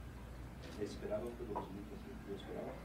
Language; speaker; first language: Spanish; native; Spanish